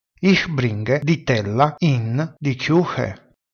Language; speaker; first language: German; non-native, fluent; Italian